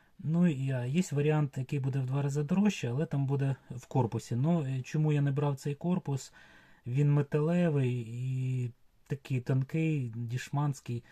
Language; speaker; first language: Ukrainian; non-native, local second language; Russian